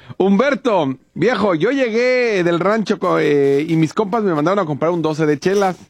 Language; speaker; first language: Spanish; native; Spanish